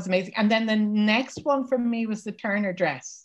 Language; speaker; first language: English; native; English